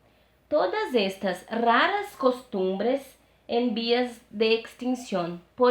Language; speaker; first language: Spanish; non-native, fluent; Portuguese